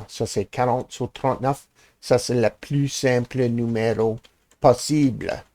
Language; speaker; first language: French; non-native, learner; English